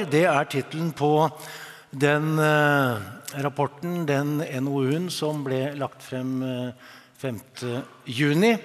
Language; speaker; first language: Norwegian; native; Norwegian